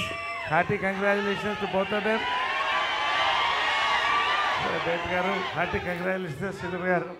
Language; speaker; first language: Telugu; native; Telugu